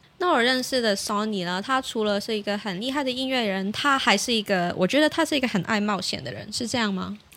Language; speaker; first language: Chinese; native; Chinese